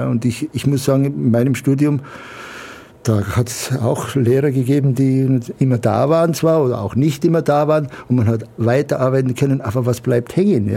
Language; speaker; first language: German; native; German